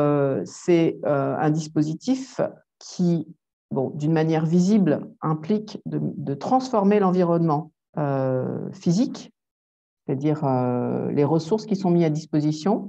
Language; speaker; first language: French; native; French